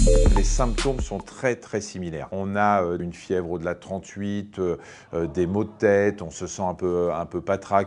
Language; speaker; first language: French; native; French